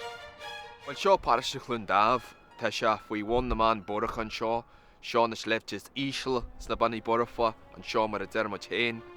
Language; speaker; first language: Irish; non-native, local second language; English